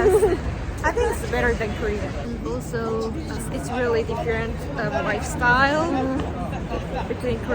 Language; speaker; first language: English; non-native, learner; Korean